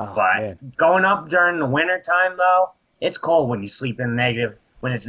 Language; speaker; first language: English; native; English